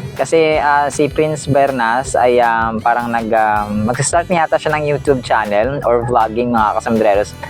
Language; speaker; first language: Filipino; non-native, local second language; Cebuano